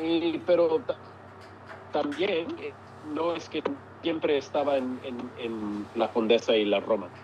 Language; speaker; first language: Spanish; early bilingual, heritage; English